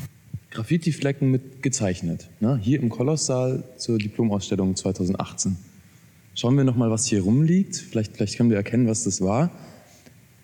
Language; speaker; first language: German; native; German